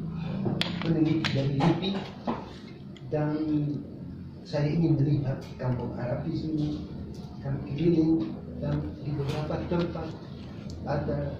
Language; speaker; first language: Indonesian; non-native, fluent; Dutch